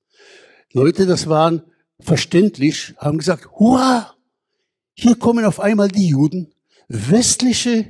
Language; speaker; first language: German; non-native, fluent; Hebrew